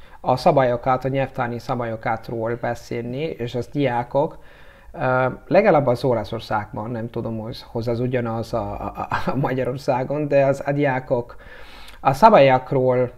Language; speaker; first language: Hungarian; non-native, learner; Italian